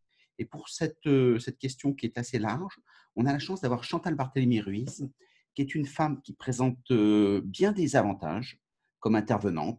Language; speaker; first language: French; native; French